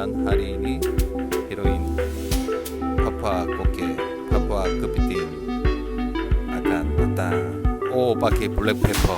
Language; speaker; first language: Indonesian; non-native, learner; Korean